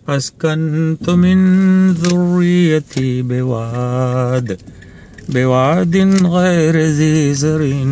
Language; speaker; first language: Urdu; native; Urdu